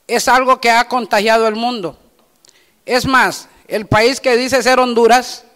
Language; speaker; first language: Spanish; native; Spanish